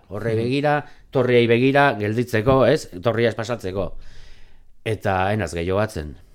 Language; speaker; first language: Basque; non-native, local second language; Spanish